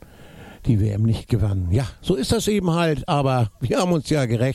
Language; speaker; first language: German; native; German